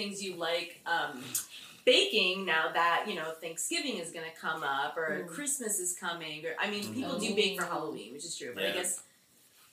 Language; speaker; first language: English; native; English